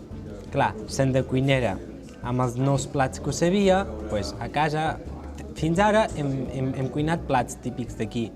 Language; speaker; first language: Catalan; early bilingual, other home language; Georgian